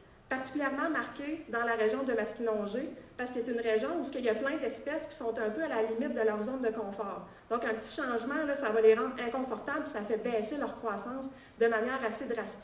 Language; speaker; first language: French; native; French